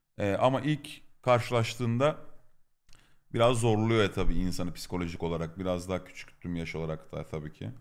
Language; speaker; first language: Turkish; native; Turkish